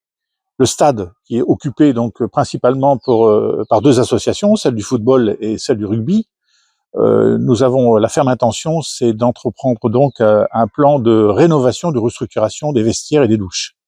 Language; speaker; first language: French; native; French